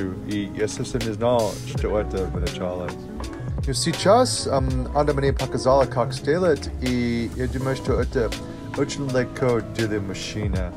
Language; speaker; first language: Russian; non-native, learner; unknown